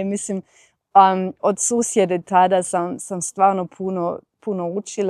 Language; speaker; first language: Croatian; non-native, fluent; German